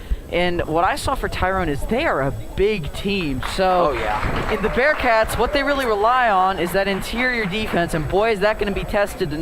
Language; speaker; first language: English; native; English